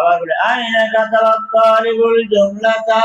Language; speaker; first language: Arabic; non-native, fluent; Bangla